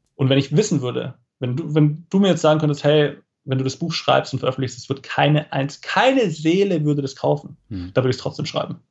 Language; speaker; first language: German; native; German